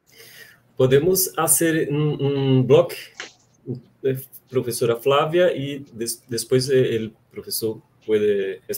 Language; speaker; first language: Spanish; non-native, fluent; Portuguese